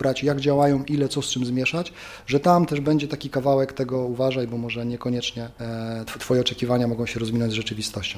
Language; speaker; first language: Polish; native; Polish